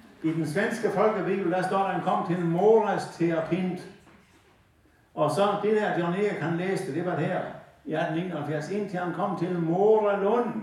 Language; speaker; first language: Danish; native; Danish